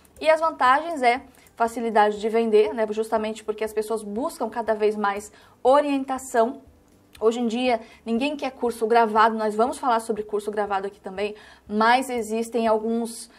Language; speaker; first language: Portuguese; native; Portuguese